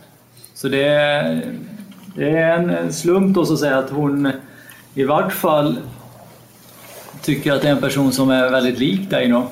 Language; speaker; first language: Swedish; native; Swedish